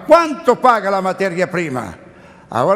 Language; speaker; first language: Spanish; non-native, learner; Italian